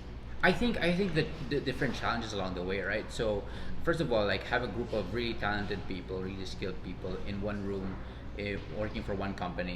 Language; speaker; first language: English; non-native, local second language; Cebuano